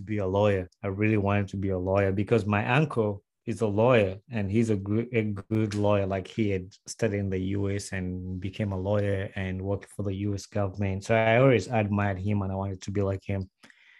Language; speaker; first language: English; non-native, local second language; Ganda